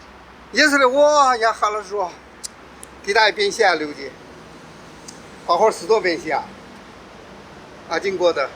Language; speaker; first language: Russian; non-native, learner; Chinese